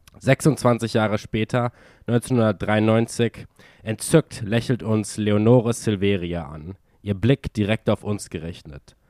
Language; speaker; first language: German; native; German